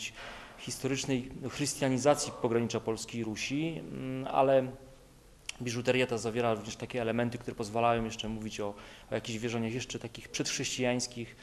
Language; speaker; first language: Polish; native; Polish